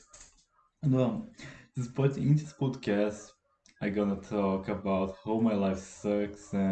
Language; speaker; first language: English; non-native, fluent; Portuguese